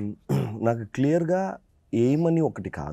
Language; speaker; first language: Telugu; non-native, local second language; Tamil